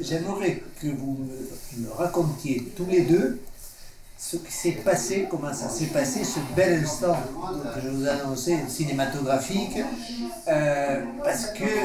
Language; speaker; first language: French; native; French